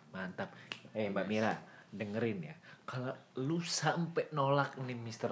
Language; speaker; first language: Indonesian; native; Indonesian